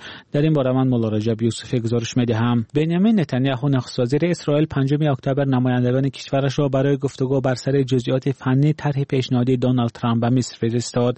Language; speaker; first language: Persian; native; Persian